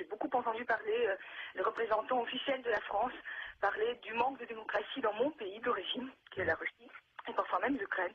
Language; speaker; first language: French; non-native, fluent; Russian